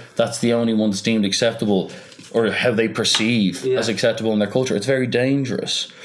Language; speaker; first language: English; native; English